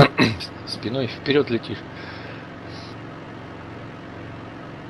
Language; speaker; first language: Russian; native; Russian